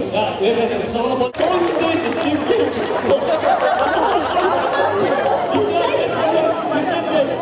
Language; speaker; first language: Japanese; native; Japanese